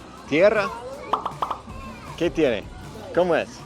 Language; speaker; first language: Spanish; non-native, fluent; English